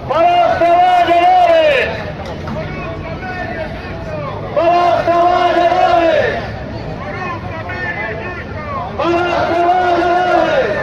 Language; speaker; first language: Spanish; non-native, local second language; Galician